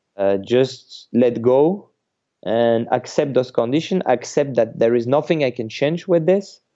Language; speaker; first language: English; non-native, fluent; French